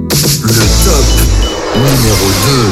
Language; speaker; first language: French; native; French